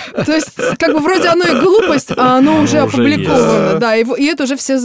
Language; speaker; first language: Russian; native; Russian